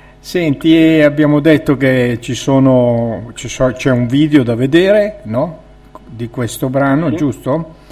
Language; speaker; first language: Italian; native; Italian